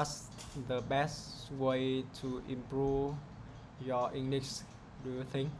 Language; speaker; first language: English; non-native, learner; Vietnamese